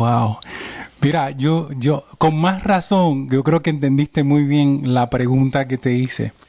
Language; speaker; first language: Spanish; native; Spanish